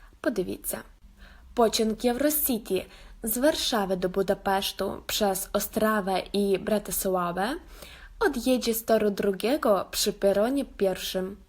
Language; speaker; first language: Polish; non-native, fluent; Ukrainian